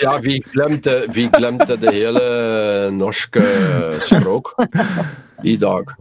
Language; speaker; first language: Norwegian; non-native, learner; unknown